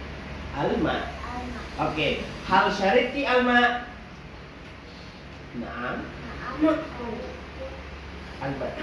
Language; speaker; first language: Arabic; non-native, fluent; Indonesian